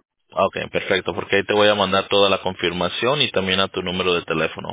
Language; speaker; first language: Spanish; early bilingual, heritage; Spanish